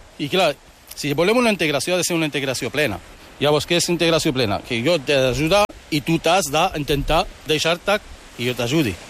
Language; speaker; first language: Catalan; early bilingual, other home language; Arabic